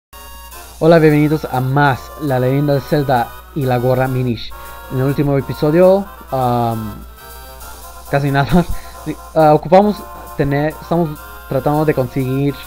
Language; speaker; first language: Spanish; early bilingual, heritage; Spanish